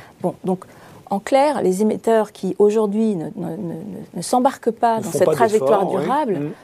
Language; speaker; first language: French; native; French